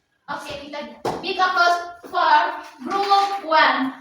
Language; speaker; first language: English; non-native, learner; Indonesian